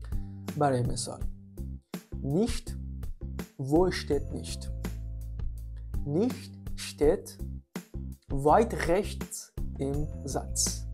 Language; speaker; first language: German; non-native, fluent; Persian